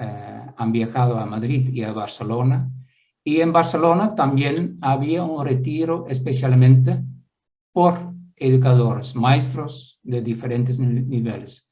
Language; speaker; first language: Spanish; non-native, fluent; Dutch